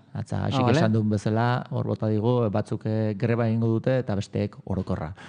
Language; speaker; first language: Basque; native; Basque